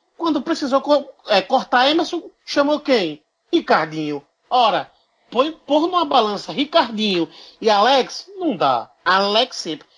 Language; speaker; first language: Portuguese; native; Portuguese